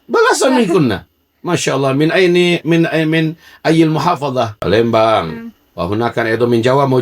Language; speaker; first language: Arabic; non-native, fluent; Indonesian